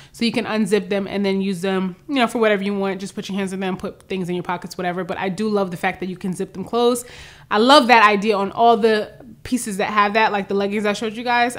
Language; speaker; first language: English; native; English